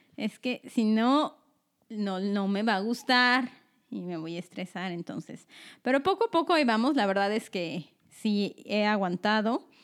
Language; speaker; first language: Spanish; native; Spanish